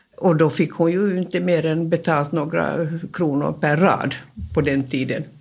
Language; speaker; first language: Swedish; native; Swedish